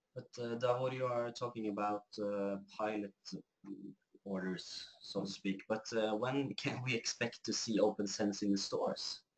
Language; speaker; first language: English; non-native, fluent; Norwegian